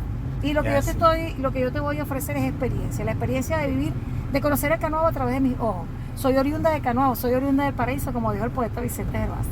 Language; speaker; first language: Spanish; native; Spanish